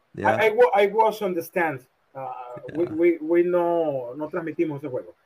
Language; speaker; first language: English; non-native, learner; Spanish